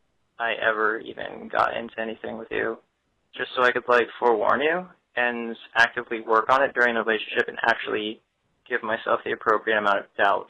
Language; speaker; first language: English; native; English